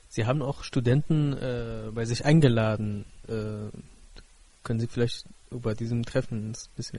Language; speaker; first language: German; non-native, fluent; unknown